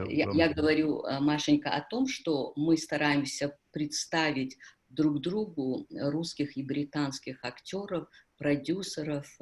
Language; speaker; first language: Russian; native; Russian